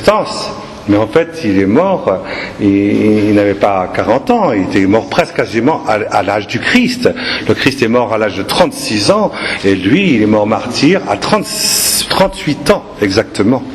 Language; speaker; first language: French; native; French